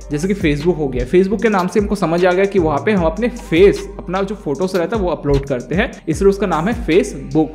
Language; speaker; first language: Hindi; non-native, local second language; Bangla